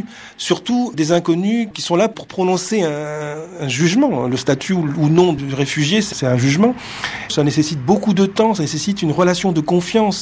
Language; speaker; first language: French; native; French